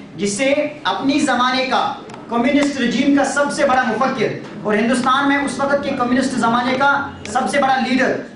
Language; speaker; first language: Urdu; native; Urdu